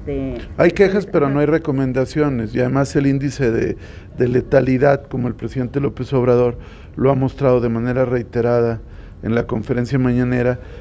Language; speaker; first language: Spanish; native; Spanish